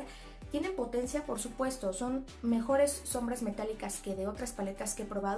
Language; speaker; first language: Spanish; native; Spanish